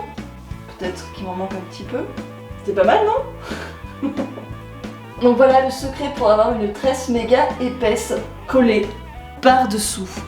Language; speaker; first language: French; native; French